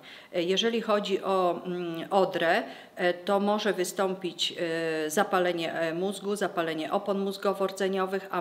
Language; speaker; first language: Polish; native; Polish